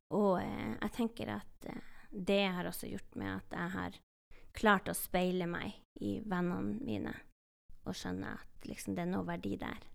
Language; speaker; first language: Norwegian; native; Norwegian